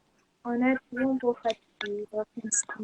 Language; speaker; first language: French; non-native, learner; Portuguese